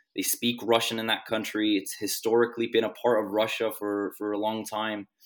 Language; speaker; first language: English; non-native, fluent; Swedish